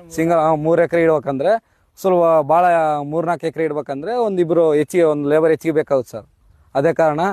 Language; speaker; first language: Kannada; native; Kannada